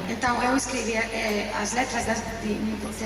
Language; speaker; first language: Portuguese; non-native, learner; Italian